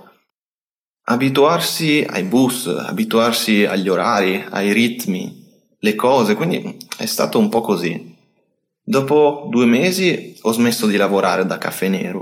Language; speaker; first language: Italian; native; Italian